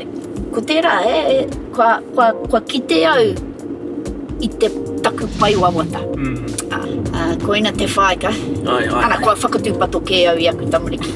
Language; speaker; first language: Māori; non-native, local second language; English